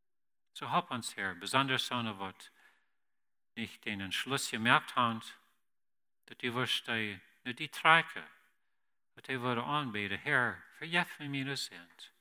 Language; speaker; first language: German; non-native, learner; Plautdietsch